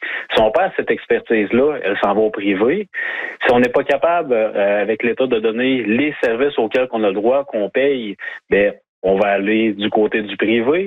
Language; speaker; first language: French; native; French